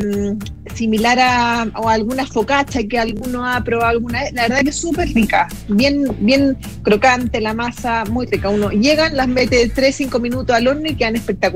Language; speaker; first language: Spanish; native; Spanish